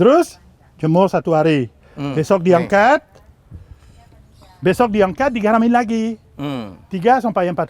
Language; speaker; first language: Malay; non-native, fluent; French